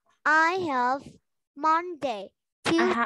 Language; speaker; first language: English; non-native, learner; Vietnamese